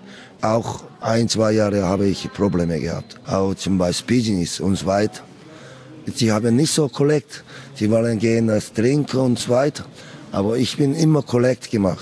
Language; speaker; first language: German; non-native, learner; Korean